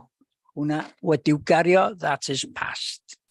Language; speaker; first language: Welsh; native; Welsh